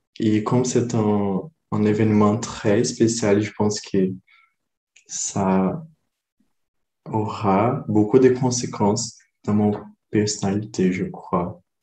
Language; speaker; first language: French; non-native, learner; Portuguese